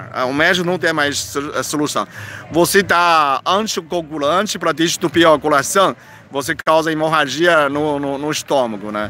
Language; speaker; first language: Portuguese; non-native, fluent; Chinese